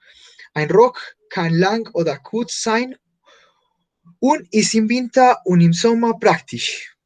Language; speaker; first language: German; non-native, fluent; Spanish